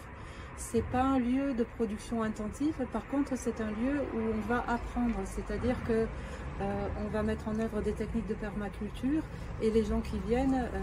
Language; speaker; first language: French; native; French